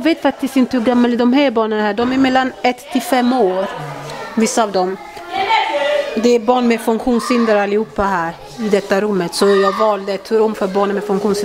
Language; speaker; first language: Swedish; early bilingual, other home language; Lingala